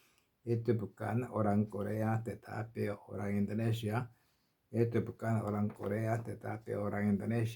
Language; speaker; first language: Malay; non-native, learner; Korean